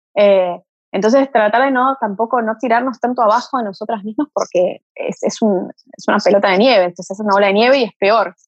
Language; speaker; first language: Spanish; early bilingual, other home language; Portuguese